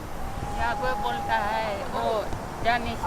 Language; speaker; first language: Hindi; non-native, local second language; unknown